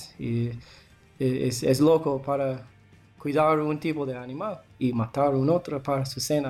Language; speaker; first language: Spanish; non-native, learner; English